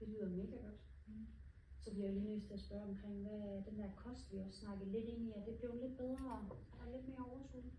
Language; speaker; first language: Danish; native; Danish